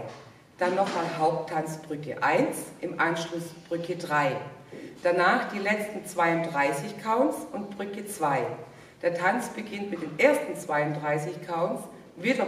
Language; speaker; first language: German; native; German